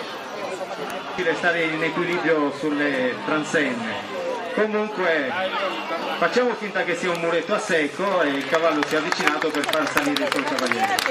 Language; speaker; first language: Italian; native; Italian